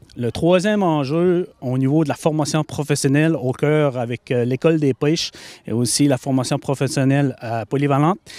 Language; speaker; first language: French; native; French